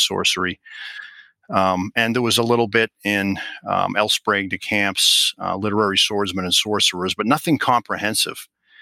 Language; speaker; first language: English; native; English